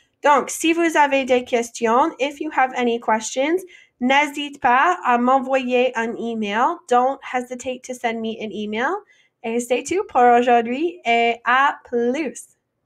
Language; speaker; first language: French; non-native, fluent; English